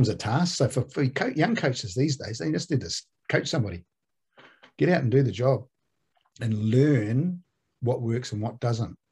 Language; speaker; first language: English; native; English